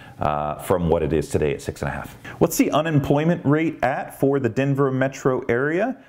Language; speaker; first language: English; native; English